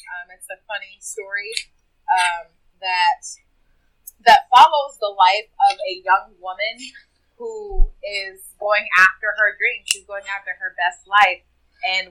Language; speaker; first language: English; native; English